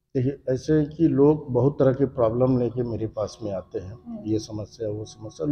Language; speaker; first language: Hindi; non-native, local second language; Bangla